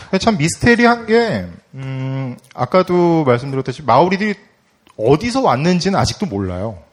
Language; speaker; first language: Korean; native; Korean